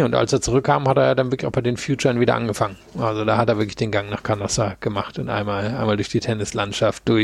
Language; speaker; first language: German; native; German